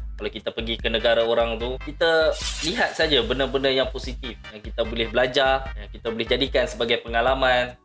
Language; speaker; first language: Malay; native; Malay